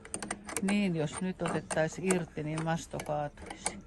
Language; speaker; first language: Finnish; native; Finnish